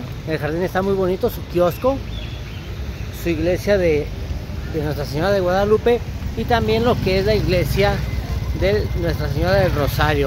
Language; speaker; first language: Spanish; native; Spanish